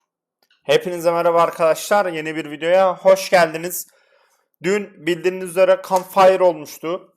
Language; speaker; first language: Turkish; native; Turkish